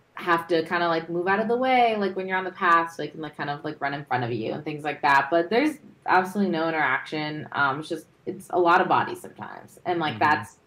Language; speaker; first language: English; native; English